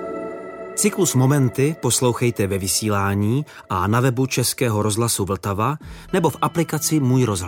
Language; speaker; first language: Czech; native; Czech